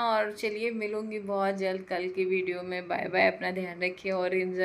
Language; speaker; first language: Hindi; native; Hindi